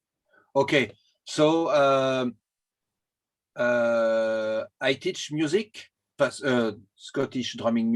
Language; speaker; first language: English; non-native, learner; French